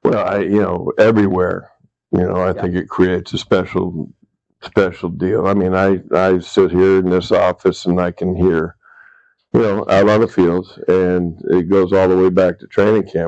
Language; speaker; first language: English; native; English